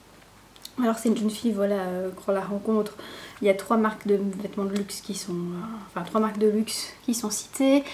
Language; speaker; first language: French; native; French